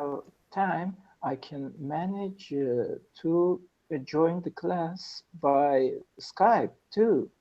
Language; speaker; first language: English; non-native, learner; Persian